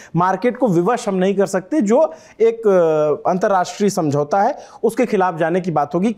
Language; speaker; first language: Hindi; native; Hindi